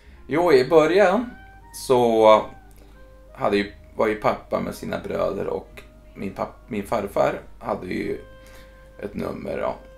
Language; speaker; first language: Swedish; early bilingual, other home language; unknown